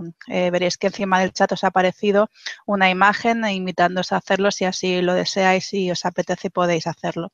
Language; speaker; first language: Spanish; native; Spanish